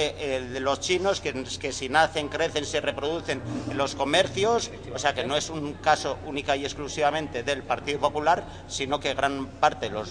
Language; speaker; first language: Spanish; native; Spanish